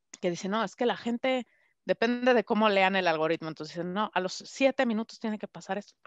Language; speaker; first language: Spanish; native; Spanish